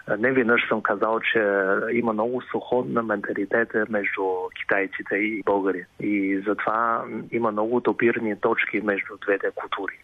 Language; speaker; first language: Bulgarian; non-native, fluent; Chinese